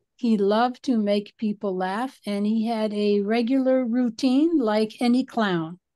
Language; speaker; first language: English; native; English